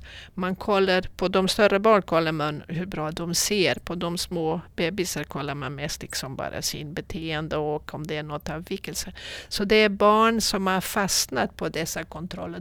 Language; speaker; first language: Swedish; non-native, fluent; Portuguese